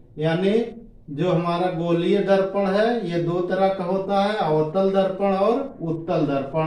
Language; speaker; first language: Hindi; native; Hindi